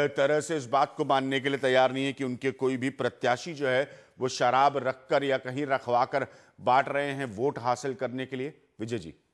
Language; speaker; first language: Hindi; native; Hindi